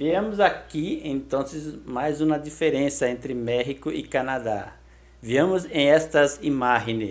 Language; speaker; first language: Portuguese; non-native, learner; Spanish